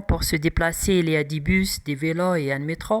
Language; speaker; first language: French; non-native, local second language; Arabic